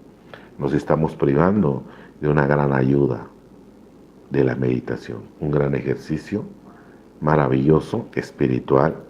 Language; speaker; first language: Spanish; native; Spanish